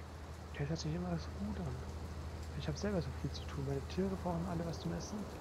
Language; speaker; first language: German; native; German